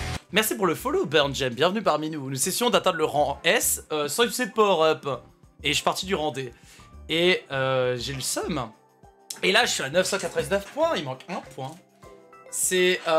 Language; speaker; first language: French; native; French